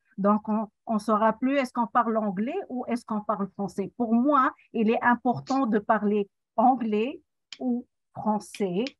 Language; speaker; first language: French; non-native, local second language; Arabic